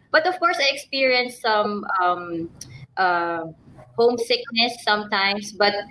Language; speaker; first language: English; non-native, local second language; Filipino